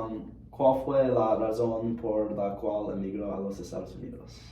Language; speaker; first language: Spanish; non-native, learner; English